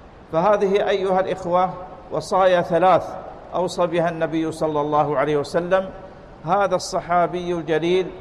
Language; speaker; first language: Arabic; native; Arabic